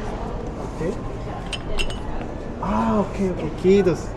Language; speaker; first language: Finnish; non-native, learner; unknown